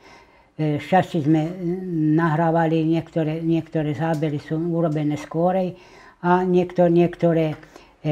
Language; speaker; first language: Slovak; native; Slovak